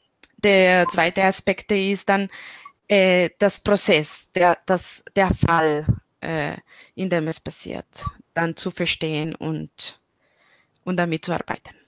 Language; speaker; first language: German; non-native, fluent; Spanish